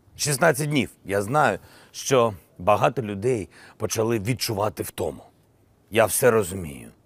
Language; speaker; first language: Ukrainian; non-native, local second language; Russian